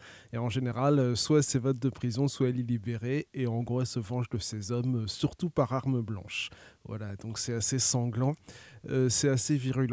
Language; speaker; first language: French; native; French